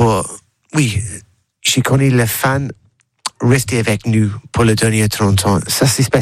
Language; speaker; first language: French; non-native, learner; English